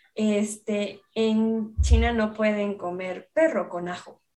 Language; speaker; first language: Spanish; native; Spanish